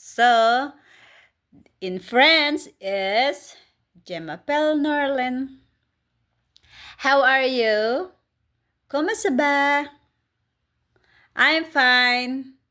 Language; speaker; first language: French; non-native, learner; Filipino